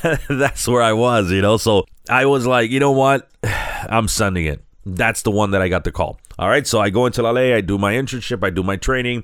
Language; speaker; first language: English; native; English